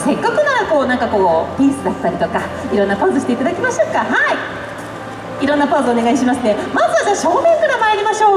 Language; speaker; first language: Japanese; native; Japanese